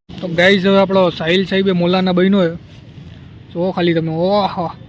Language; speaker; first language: Gujarati; native; Gujarati